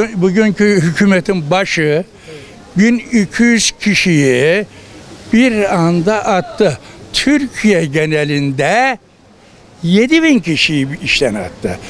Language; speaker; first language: Turkish; native; Turkish